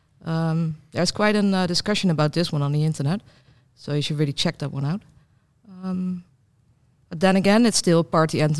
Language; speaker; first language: English; non-native, fluent; Dutch